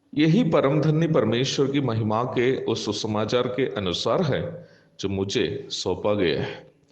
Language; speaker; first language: Hindi; non-native, local second language; Malayalam